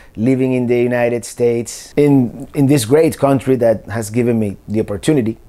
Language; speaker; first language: English; non-native, fluent; Spanish